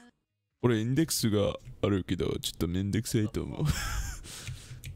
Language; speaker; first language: Japanese; non-native, learner; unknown